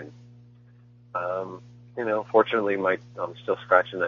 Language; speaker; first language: English; native; English